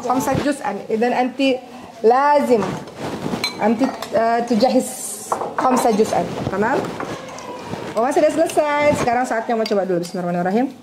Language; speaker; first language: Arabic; non-native, learner; Indonesian